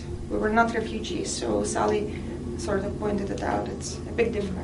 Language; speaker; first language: English; non-native, fluent; Russian